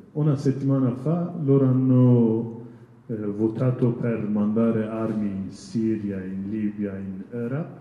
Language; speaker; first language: Italian; non-native, learner; Kurdish